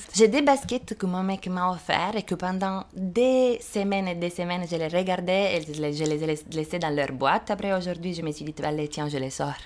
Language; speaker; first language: French; non-native, fluent; Italian